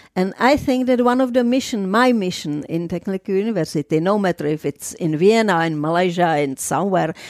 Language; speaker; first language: English; non-native, fluent; Czech